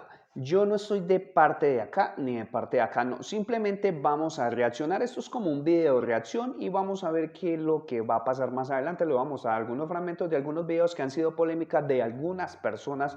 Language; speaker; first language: Spanish; native; Spanish